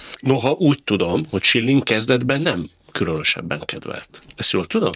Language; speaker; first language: Hungarian; native; Hungarian